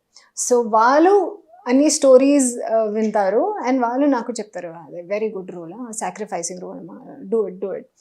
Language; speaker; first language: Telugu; non-native, learner; Hindi